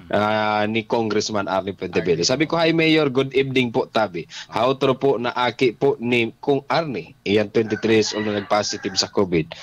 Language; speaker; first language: Filipino; non-native, local second language; Bikol